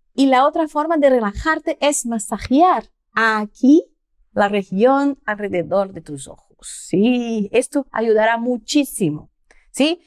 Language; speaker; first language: Spanish; non-native, fluent; Portuguese